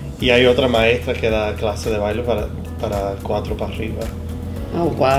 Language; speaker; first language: Spanish; early bilingual, heritage; Spanish